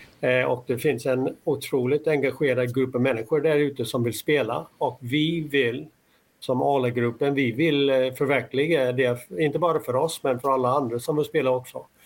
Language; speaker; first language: Swedish; non-native, fluent; English